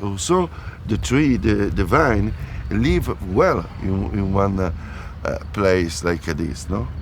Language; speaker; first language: English; non-native, fluent; Italian